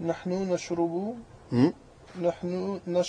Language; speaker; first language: Arabic; non-native, learner; French